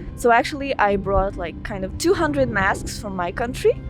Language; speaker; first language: English; non-native, fluent; Portuguese